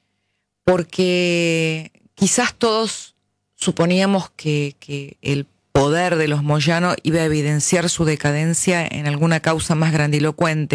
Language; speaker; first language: Spanish; native; Spanish